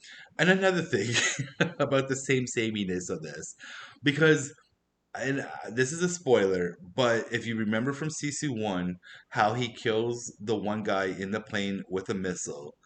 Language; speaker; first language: English; native; English